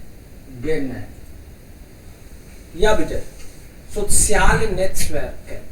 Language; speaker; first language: German; non-native, fluent; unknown